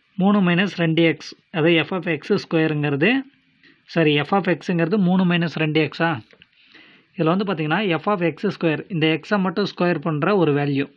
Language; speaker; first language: Tamil; native; Tamil